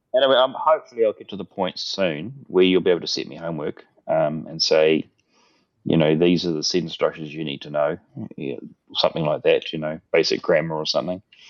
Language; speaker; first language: English; native; English